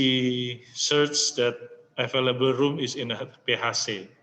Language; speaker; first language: English; non-native, learner; Indonesian